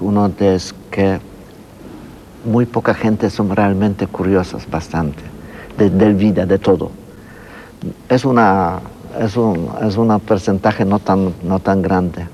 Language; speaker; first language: Spanish; non-native, fluent; Polish